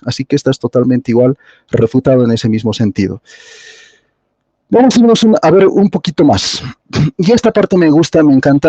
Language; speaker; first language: Spanish; native; Spanish